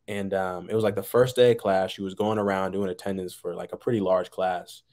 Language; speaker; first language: English; native; English